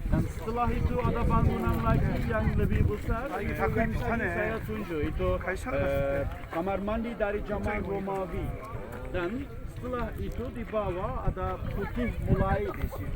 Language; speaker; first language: Indonesian; non-native, fluent; Turkish